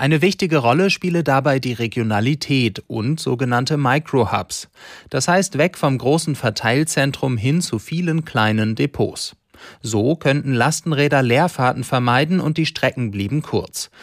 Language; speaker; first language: German; native; German